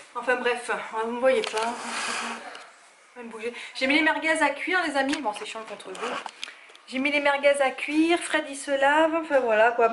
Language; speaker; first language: French; native; French